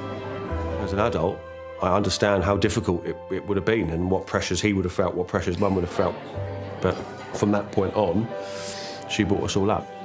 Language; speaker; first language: English; native; English